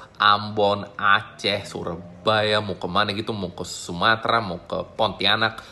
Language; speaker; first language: Indonesian; non-native, fluent; English